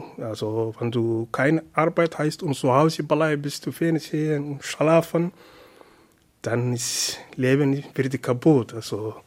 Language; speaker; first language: German; non-native, learner; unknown